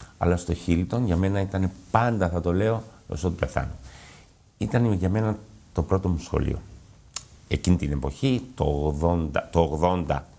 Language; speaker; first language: Greek; early bilingual, heritage; Greek